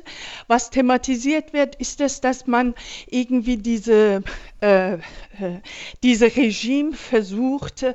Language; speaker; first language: German; non-native, fluent; Persian